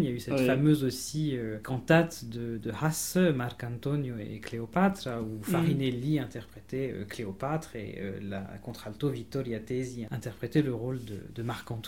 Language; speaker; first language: French; native; French